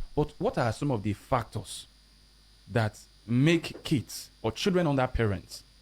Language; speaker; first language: English; non-native, local second language; Yoruba